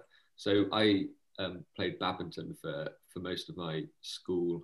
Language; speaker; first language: English; native; English